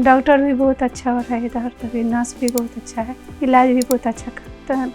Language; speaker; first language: Hindi; non-native, local second language; Bangla